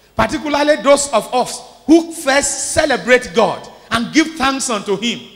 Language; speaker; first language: English; non-native, local second language; Yoruba